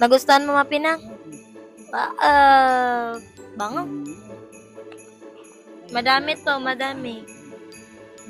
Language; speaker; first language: Filipino; native; Filipino